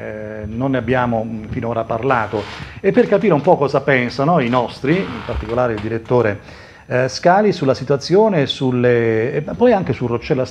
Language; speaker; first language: Italian; native; Italian